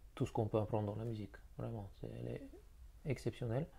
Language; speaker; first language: French; non-native, fluent; Bulgarian